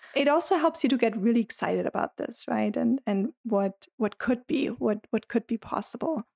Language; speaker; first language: English; non-native, fluent; German